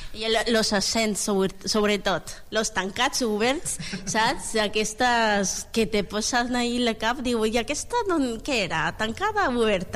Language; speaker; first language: Catalan; non-native, learner; Spanish